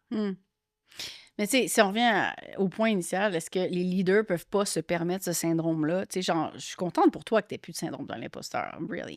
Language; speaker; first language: French; native; French